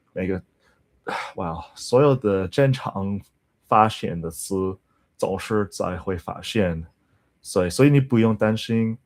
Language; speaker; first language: Chinese; non-native, learner; English